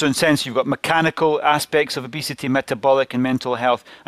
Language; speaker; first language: English; native; English